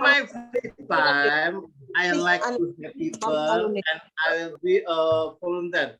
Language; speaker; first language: English; non-native, learner; Indonesian